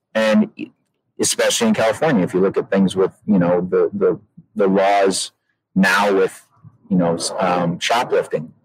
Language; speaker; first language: English; native; English